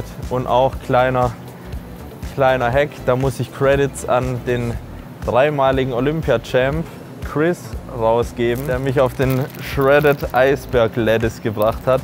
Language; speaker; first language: German; native; German